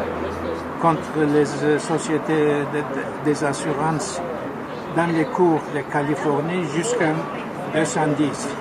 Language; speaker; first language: French; non-native, fluent; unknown